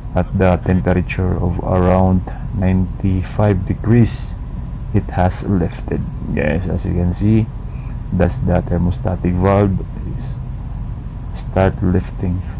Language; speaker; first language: English; non-native, local second language; Filipino